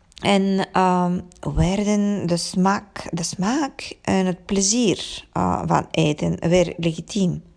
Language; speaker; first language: Dutch; non-native, fluent; Bulgarian